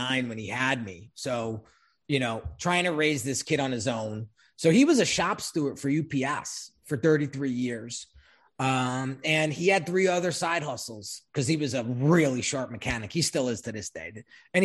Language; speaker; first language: English; native; English